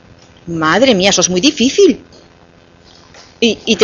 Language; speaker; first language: Spanish; native; Spanish